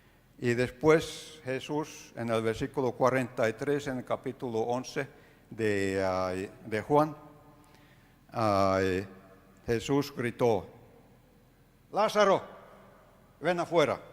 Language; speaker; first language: Spanish; non-native, fluent; Finnish